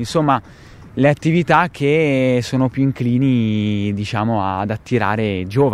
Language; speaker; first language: Italian; native; Italian